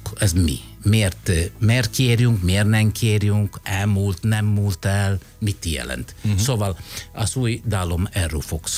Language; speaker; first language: Hungarian; non-native, fluent; Italian